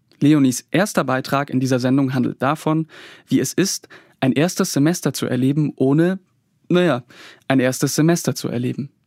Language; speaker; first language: German; native; German